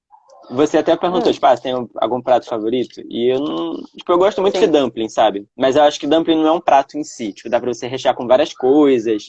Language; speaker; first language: Portuguese; native; Portuguese